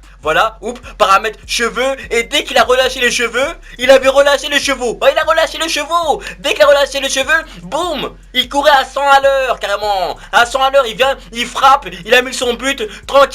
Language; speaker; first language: French; native; French